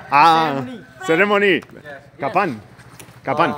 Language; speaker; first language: Indonesian; non-native, learner; Spanish